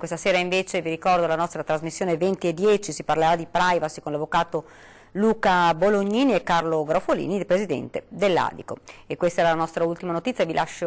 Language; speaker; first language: Italian; native; Italian